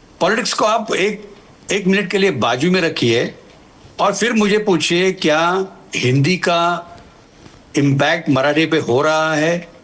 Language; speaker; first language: Hindi; non-native, local second language; Marathi